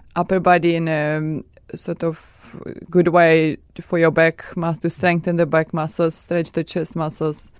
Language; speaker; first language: English; non-native, fluent; Czech